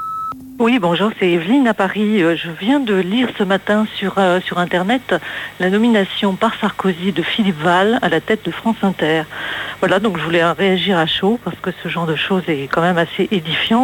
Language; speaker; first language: French; native; French